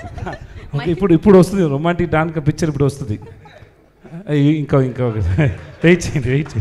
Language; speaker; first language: Telugu; non-native, learner; Tamil